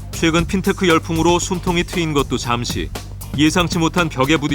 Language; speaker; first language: Korean; native; Korean